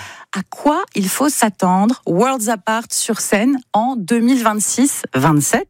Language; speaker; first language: French; native; French